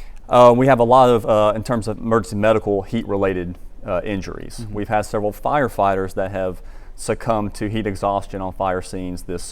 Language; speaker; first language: English; native; English